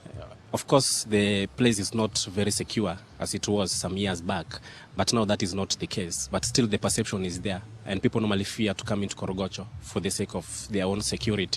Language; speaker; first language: English; non-native, local second language; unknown